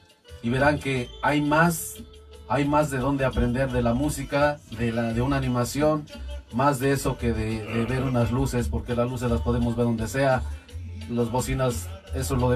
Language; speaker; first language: Spanish; native; Spanish